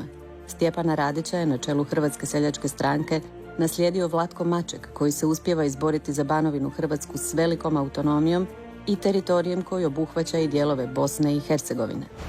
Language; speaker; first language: Croatian; native; Croatian